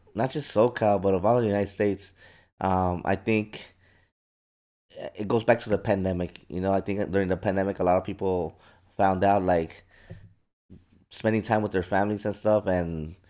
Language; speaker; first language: English; early bilingual, other home language; Spanish